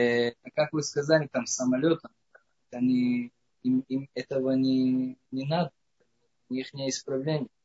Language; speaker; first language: Russian; non-native, fluent; Hebrew